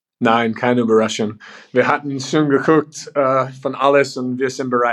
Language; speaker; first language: German; non-native, learner; English